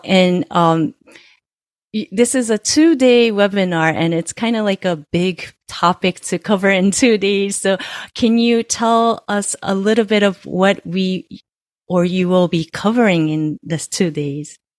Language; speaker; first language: English; non-native, fluent; Japanese